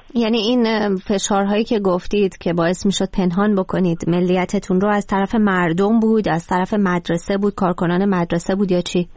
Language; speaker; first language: Persian; native; Persian